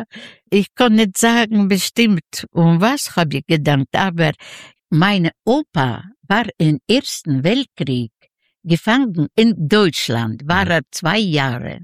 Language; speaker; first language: German; non-native, learner; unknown